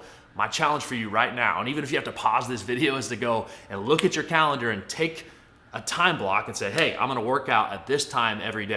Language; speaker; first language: English; native; English